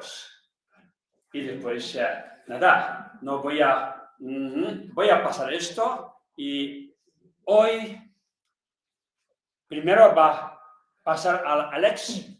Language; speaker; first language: Spanish; non-native, learner; Tibetan